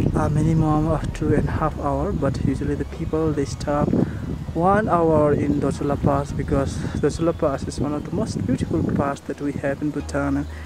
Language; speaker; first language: English; non-native, local second language; Nepali